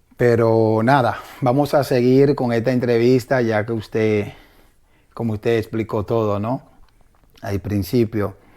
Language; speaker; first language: Spanish; native; Spanish